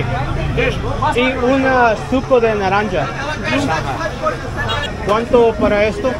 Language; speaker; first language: Portuguese; non-native, learner; English